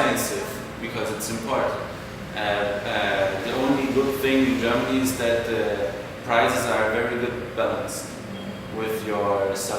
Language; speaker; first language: English; non-native, fluent; German